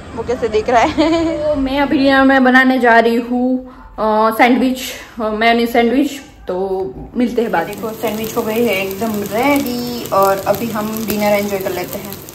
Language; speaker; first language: Hindi; non-native, local second language; Gujarati